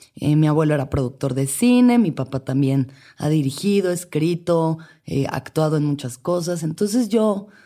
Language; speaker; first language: Spanish; native; Spanish